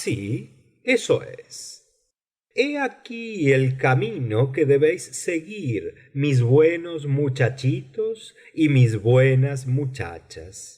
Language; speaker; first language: Spanish; native; Spanish